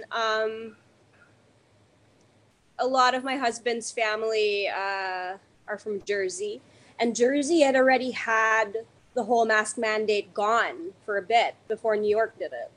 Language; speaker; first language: English; non-native, local second language; Filipino